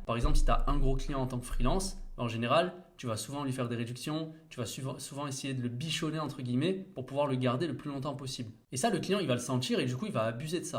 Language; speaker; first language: French; native; French